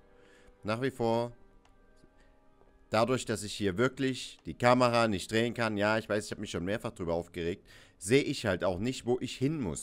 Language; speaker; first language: German; native; German